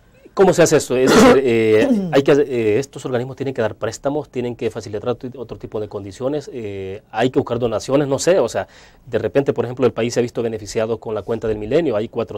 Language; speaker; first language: Spanish; native; Spanish